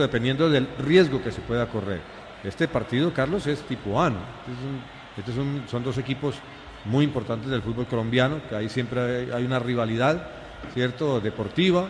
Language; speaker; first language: Spanish; native; Spanish